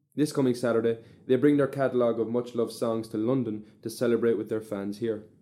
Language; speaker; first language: English; native; English